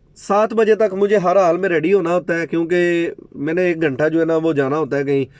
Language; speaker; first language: Urdu; non-native, local second language; Punjabi